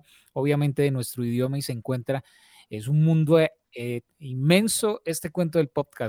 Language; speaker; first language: Spanish; native; Spanish